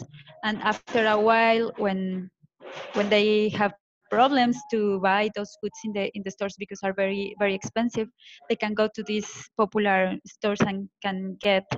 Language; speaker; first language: English; non-native, fluent; Spanish